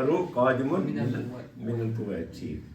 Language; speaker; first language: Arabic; non-native, fluent; Kashmiri